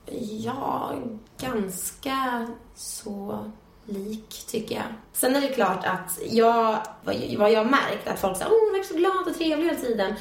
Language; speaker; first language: Swedish; native; Swedish